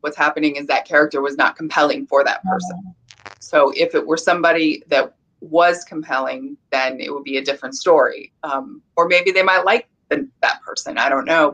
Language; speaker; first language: English; native; English